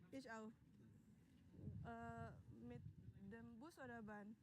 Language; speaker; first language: German; non-native, learner; Indonesian